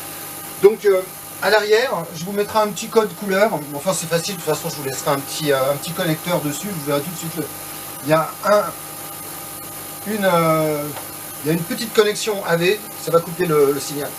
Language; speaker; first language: French; native; French